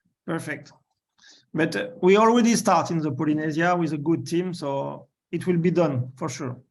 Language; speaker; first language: English; non-native, learner; French